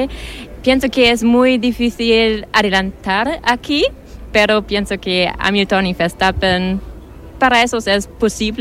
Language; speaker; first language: Spanish; non-native, learner; German